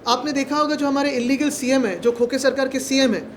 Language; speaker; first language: Hindi; non-native, local second language; Marathi